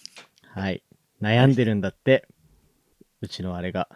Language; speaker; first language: Japanese; native; Japanese